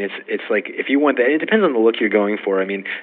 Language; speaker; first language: English; native; English